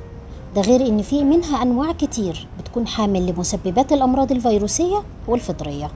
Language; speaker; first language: Arabic; native; Arabic